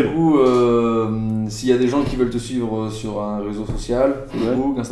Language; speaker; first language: French; native; French